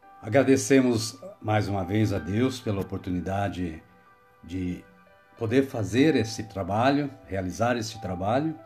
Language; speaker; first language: Portuguese; native; Portuguese